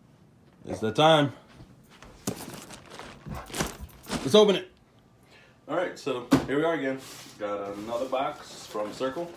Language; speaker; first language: English; native; English